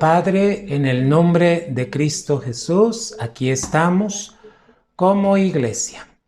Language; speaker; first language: Spanish; native; Spanish